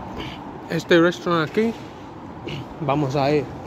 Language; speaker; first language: Spanish; non-native, learner; English